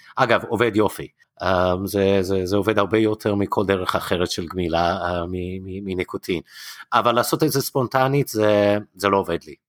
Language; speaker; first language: Hebrew; non-native, fluent; English